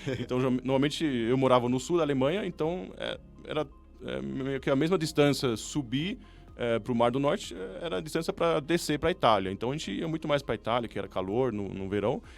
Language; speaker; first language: Portuguese; non-native, fluent; German